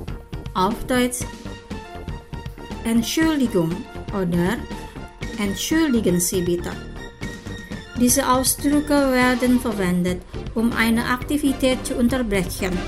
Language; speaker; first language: German; non-native, fluent; Indonesian